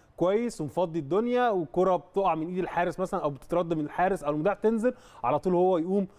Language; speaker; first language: Arabic; native; Arabic